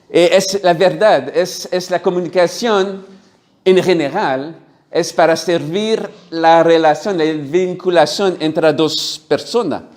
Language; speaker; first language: Spanish; non-native, learner; French